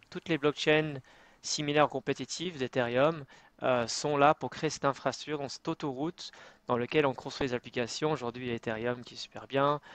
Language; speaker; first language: French; native; French